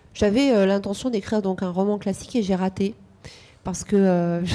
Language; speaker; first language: French; non-native, fluent; Romanian